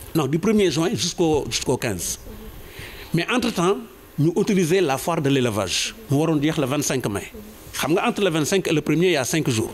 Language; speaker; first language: French; non-native, local second language; Wolof